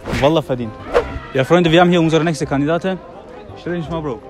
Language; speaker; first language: German; non-native, learner; Persian